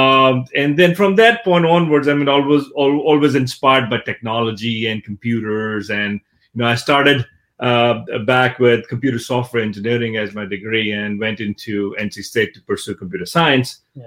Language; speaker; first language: English; non-native, local second language; Urdu